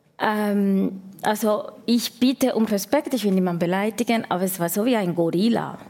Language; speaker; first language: German; non-native, fluent; Spanish